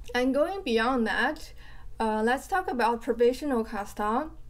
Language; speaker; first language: English; non-native, fluent; Chinese